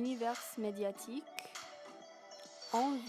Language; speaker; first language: French; non-native, learner; English